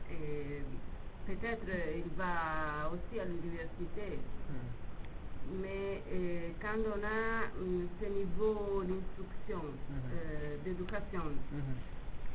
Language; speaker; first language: French; non-native, fluent; Italian